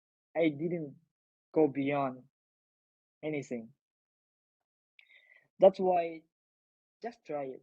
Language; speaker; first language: English; non-native, learner; Japanese